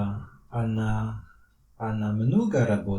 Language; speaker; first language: Russian; non-native, learner; French